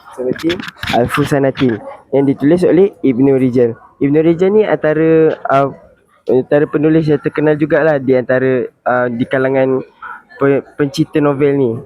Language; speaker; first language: Malay; native; Malay